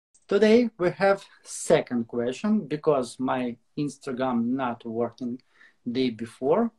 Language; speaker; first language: English; non-native, learner; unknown